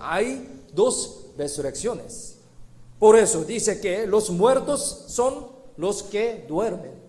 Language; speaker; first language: Spanish; non-native, fluent; Korean